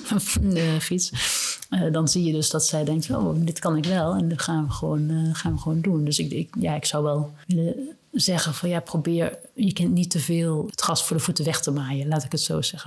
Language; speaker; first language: Dutch; native; Dutch